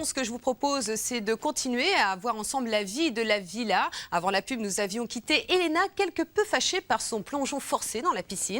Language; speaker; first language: French; native; French